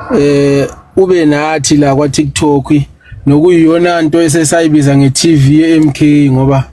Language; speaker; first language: Zulu; native; Zulu